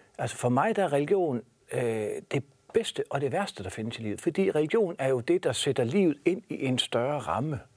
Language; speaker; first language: Danish; native; Danish